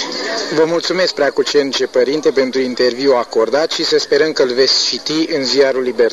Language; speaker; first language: Romanian; native; Romanian